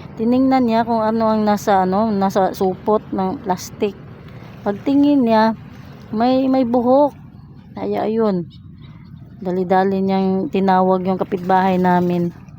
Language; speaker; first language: Filipino; non-native, local second language; Cebuano